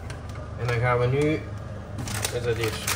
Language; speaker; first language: Dutch; native; Dutch